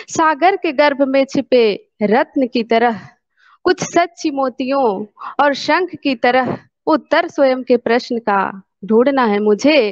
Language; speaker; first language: Hindi; native; Hindi